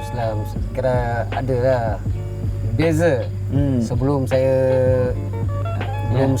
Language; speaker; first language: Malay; non-native, local second language; Tamil